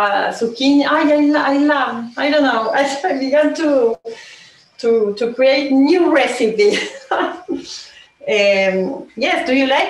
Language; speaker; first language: English; non-native, learner; Spanish